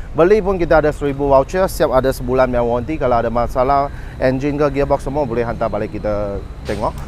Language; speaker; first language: Malay; non-native, local second language; Chinese